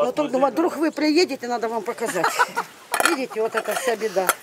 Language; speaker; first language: Russian; native; Russian